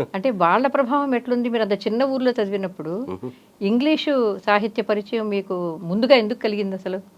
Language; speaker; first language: Telugu; native; Telugu